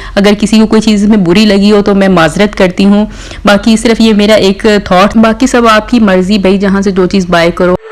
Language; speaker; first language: Urdu; native; Urdu